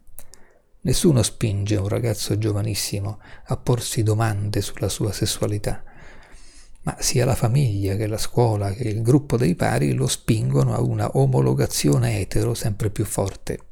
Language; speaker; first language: Italian; native; Italian